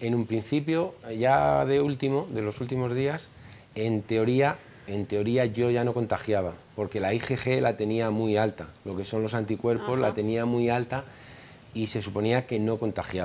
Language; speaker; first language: Spanish; native; Spanish